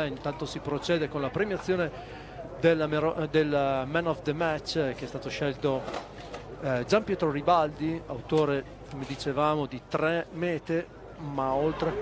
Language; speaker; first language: Italian; native; Italian